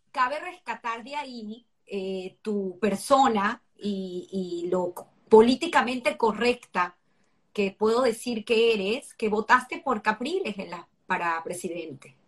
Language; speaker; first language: Spanish; native; Spanish